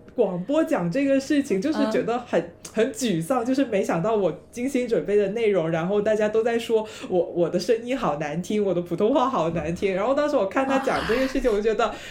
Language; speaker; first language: Chinese; non-native, local second language; Cantonese